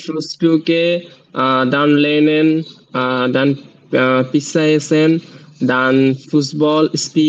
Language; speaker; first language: German; non-native, learner; Bangla